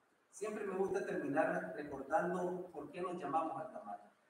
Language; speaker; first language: Spanish; native; Spanish